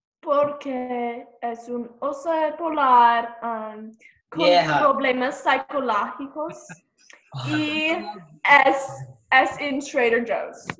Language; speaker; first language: Spanish; non-native, learner; English